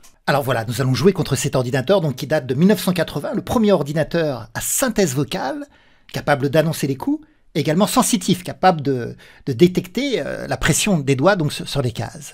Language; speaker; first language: French; native; French